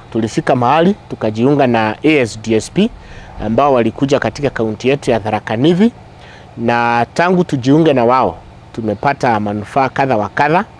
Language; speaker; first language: Swahili; non-native, local second language; Meru